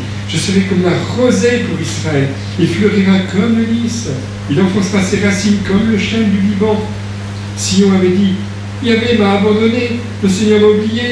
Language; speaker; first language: French; native; French